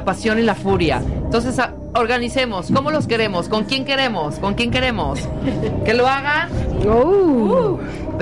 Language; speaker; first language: Spanish; native; Spanish